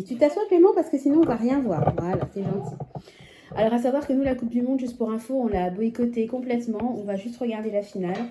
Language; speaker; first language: French; native; French